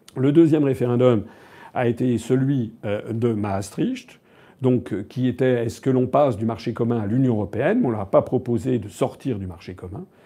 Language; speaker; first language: French; native; French